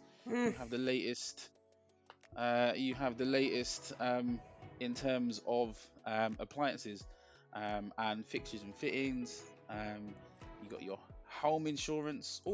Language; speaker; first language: English; native; English